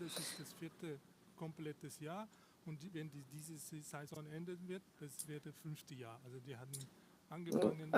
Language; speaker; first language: German; non-native, learner; Russian